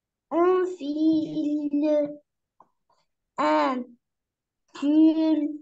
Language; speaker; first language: French; non-native, learner; Arabic